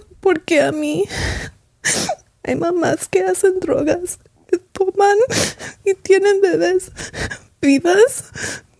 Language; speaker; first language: Spanish; early bilingual, heritage; Spanish